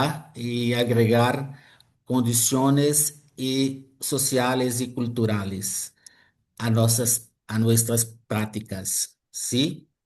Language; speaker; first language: Spanish; non-native, fluent; Portuguese